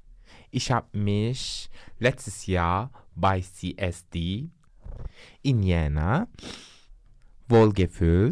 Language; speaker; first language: German; non-native, learner; Turkish